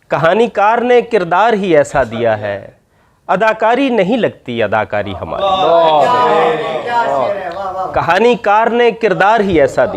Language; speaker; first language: Urdu; native; Urdu